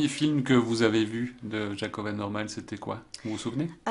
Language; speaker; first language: French; native; French